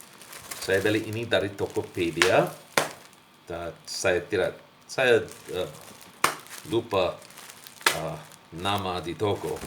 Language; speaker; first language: Indonesian; non-native, learner; English